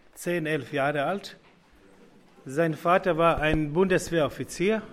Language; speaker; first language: German; non-native, learner; Croatian